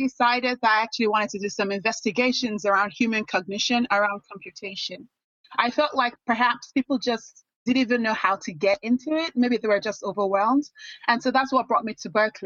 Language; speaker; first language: English; non-native, local second language; Yoruba